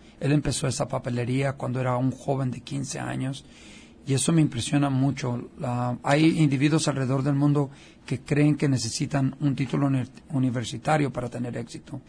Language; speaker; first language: Spanish; early bilingual, heritage; Spanish